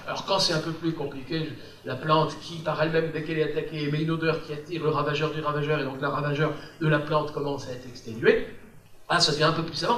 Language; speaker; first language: French; native; French